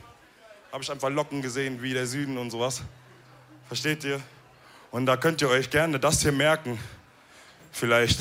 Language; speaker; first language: German; early bilingual, other home language; Wolof